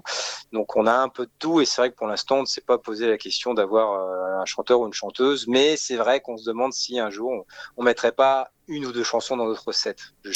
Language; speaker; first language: French; native; French